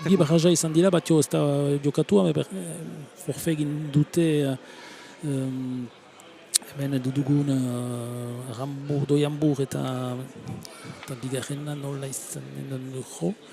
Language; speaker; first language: Basque; native; Basque